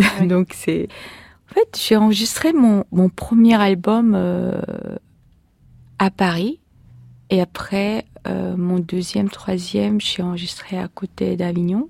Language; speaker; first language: French; non-native, fluent; Korean